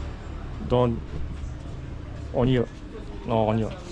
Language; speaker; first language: English; non-native, learner; Turkish